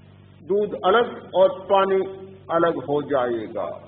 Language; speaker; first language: Hindi; native; Hindi